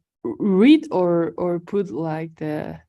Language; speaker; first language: English; non-native, learner; Spanish